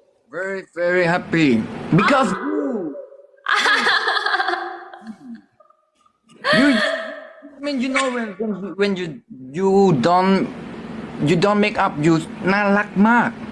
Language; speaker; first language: English; non-native, learner; Thai